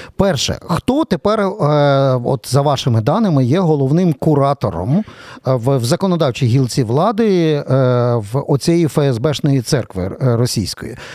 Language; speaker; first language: Ukrainian; native; Ukrainian